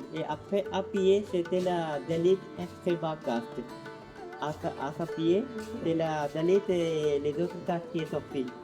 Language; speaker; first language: French; non-native, learner; Hindi